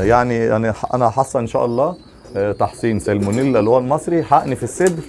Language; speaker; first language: Arabic; native; Arabic